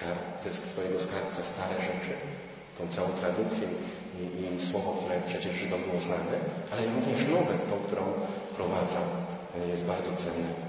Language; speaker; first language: Polish; native; Polish